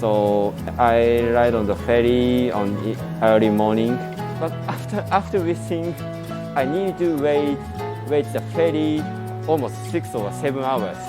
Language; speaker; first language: English; non-native, learner; Japanese